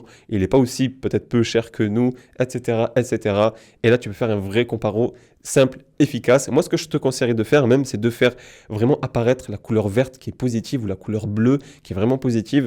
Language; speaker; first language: French; native; French